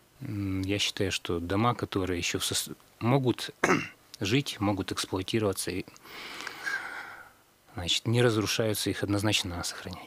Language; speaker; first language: Russian; native; Russian